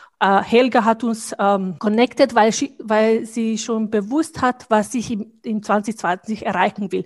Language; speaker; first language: German; non-native, fluent; Bosnian